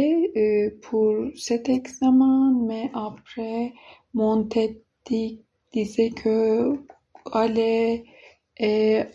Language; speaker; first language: French; non-native, learner; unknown